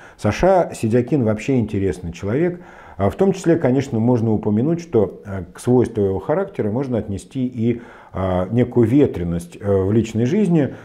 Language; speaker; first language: Russian; native; Russian